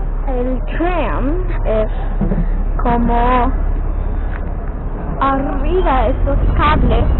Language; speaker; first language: Spanish; early bilingual, heritage; English